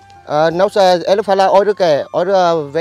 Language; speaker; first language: Portuguese; non-native, learner; Vietnamese